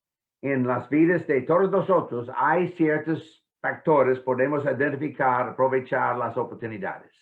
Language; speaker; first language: Spanish; non-native, fluent; English